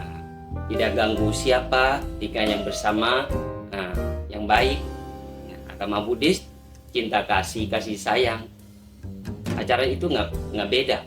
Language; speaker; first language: Indonesian; non-native, learner; Thai